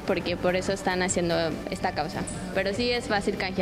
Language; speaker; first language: Spanish; native; Spanish